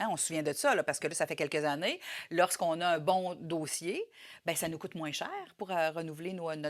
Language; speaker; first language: French; native; French